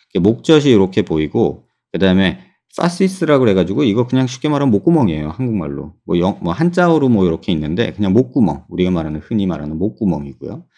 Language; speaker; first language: Korean; native; Korean